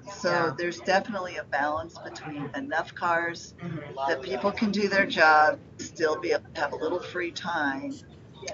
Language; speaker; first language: English; native; English